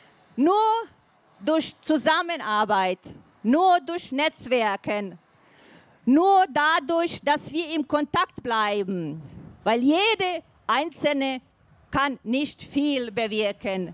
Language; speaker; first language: German; non-native, fluent; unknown